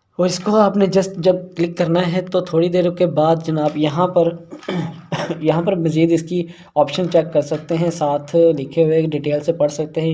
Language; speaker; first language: Urdu; non-native, local second language; Punjabi